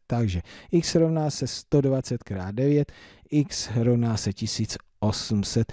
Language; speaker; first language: Czech; native; Czech